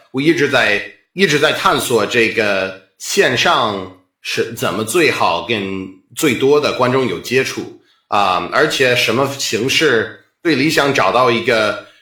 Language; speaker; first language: Chinese; non-native, fluent; English